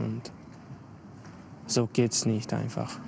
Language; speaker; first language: German; non-native, fluent; Armenian